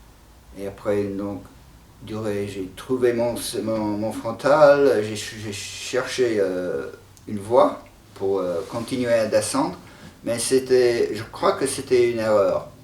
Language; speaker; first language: French; non-native, fluent; English